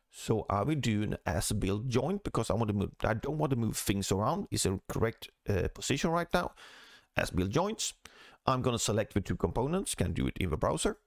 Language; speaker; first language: English; non-native, fluent; Swedish